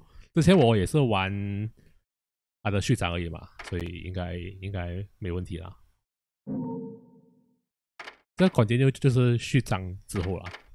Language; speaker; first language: Chinese; native; Chinese